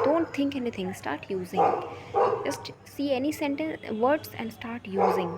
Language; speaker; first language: English; non-native, local second language; Hindi